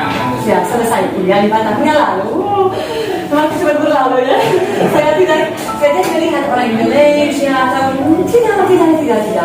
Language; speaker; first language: Indonesian; non-native, fluent; Polish